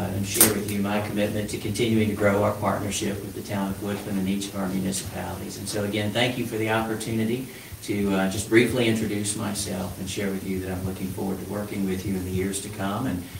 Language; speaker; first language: English; native; English